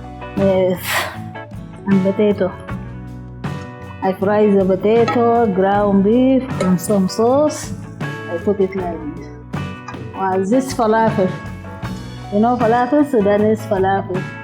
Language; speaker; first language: English; non-native, learner; Arabic